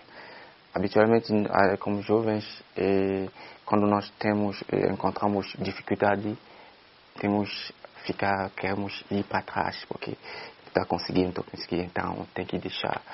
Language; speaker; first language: Portuguese; non-native, fluent; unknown